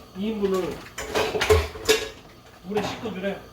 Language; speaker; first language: Korean; native; Korean